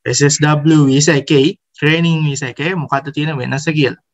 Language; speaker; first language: Japanese; non-native, fluent; Sinhala